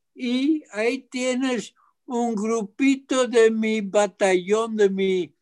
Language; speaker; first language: Spanish; non-native, fluent; Dutch